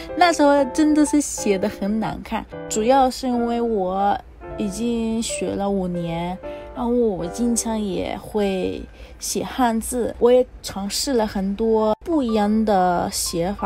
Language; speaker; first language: Chinese; non-native, fluent; Spanish